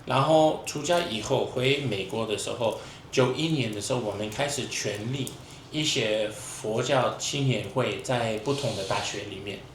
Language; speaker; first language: Chinese; non-native, fluent; English